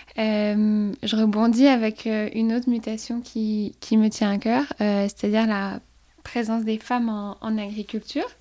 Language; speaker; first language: French; native; French